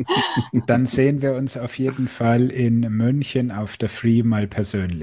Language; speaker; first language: German; native; German